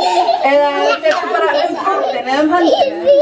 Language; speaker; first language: Icelandic; non-native, fluent; Danish